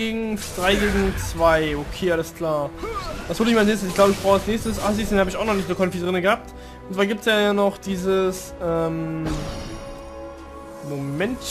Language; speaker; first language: German; native; German